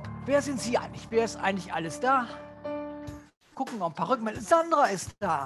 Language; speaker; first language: German; native; German